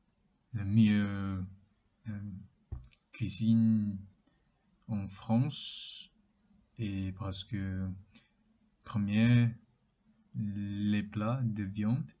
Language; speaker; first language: French; non-native, learner; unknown